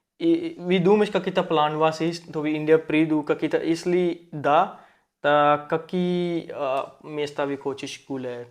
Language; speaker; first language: Russian; non-native, learner; Hindi